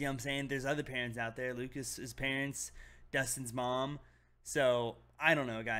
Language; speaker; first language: English; native; English